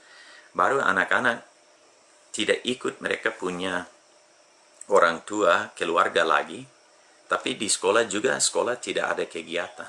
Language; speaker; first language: Indonesian; non-native, fluent; English